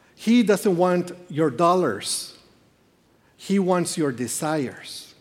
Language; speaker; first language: English; non-native, fluent; Spanish